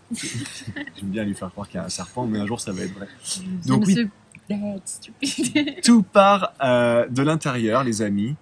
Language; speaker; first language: French; native; French